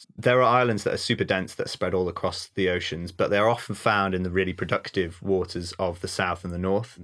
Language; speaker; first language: English; native; English